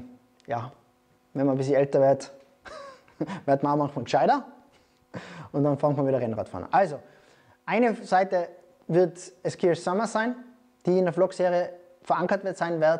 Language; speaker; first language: German; native; German